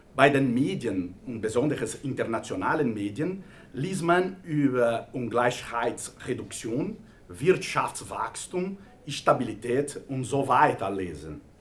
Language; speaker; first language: German; non-native, fluent; Portuguese